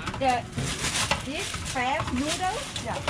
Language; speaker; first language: Dutch; non-native, learner; Thai